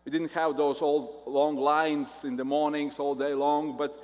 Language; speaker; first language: English; non-native, fluent; Latvian